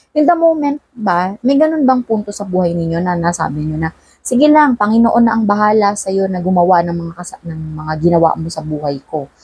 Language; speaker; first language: Filipino; non-native, local second language; Cebuano